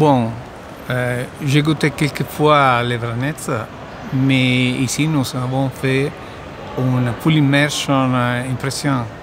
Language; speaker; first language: French; non-native, learner; Italian